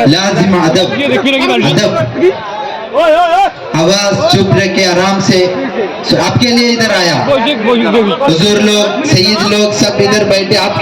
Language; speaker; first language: Hindi; non-native, local second language; Malayalam